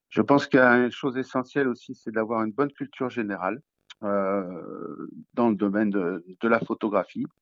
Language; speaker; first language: French; native; French